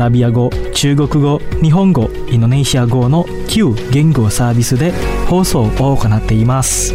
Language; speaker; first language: Japanese; non-native, fluent; Indonesian